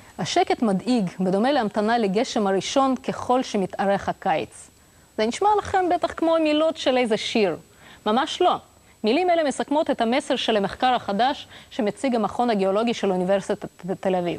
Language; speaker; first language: Hebrew; non-native, local second language; Russian